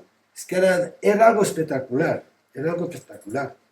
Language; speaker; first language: Spanish; native; Spanish